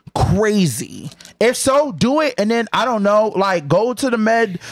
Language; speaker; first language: English; native; English